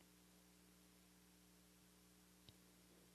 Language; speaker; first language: English; early bilingual, other home language; Vietnamese